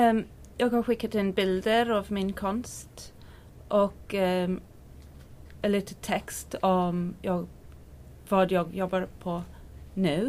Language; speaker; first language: Swedish; non-native, learner; English